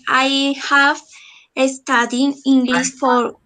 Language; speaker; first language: English; non-native, learner; Spanish